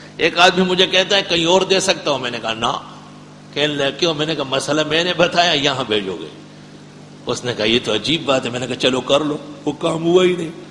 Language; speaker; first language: Urdu; non-native, local second language; Pashto